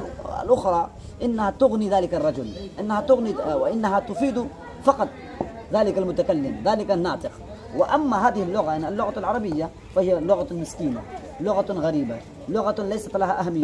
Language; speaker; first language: Arabic; non-native, fluent; Urdu